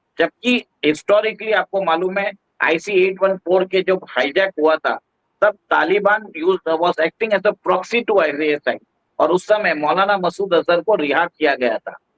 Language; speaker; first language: Hindi; native; Hindi